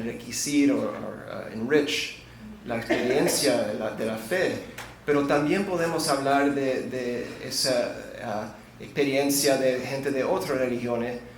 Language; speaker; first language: Spanish; non-native, fluent; English